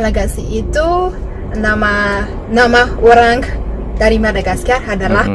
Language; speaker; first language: Indonesian; non-native, learner; Malagasy